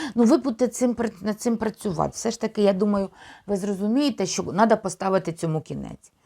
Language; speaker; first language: Ukrainian; non-native, local second language; Russian